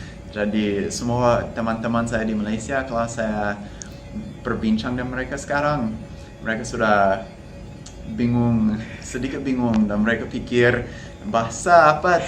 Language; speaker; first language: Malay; non-native, fluent; English